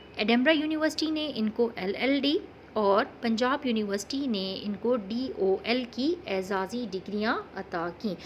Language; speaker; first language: Urdu; non-native, local second language; Pashto